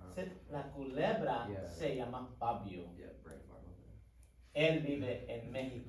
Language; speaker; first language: Spanish; non-native, fluent; English